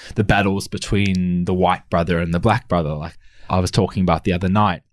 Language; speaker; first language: English; native; English